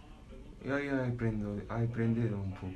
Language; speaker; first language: Spanish; non-native, learner; Arabic